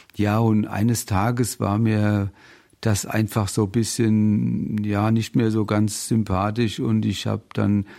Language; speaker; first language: German; native; German